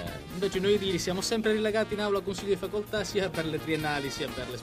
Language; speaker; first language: Italian; native; Italian